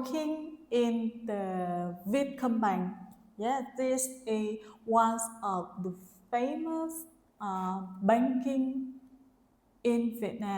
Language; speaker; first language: English; non-native, learner; Vietnamese